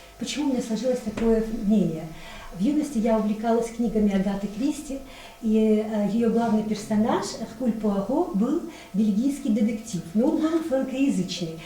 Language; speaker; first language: Russian; non-native, local second language; Chechen